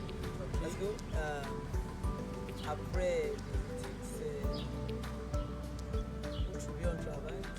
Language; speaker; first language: French; non-native, fluent; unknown